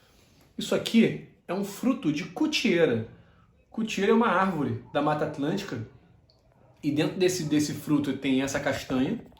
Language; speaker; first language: Portuguese; native; Portuguese